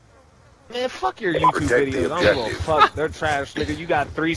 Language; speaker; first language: English; native; English